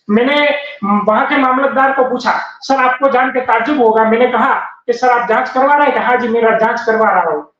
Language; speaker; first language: Hindi; non-native, local second language; Gujarati